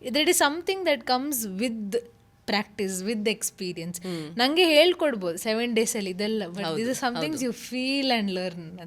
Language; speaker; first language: Kannada; native; Kannada